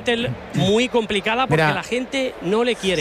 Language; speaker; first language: Spanish; native; Spanish